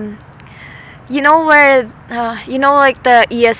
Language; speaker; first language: English; non-native, local second language; Filipino